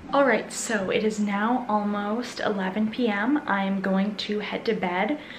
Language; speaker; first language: English; native; English